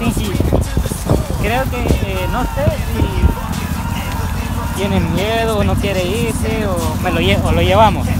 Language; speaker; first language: Spanish; early bilingual, heritage; Spanish